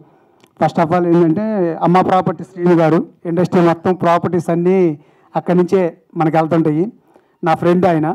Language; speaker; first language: Telugu; native; Telugu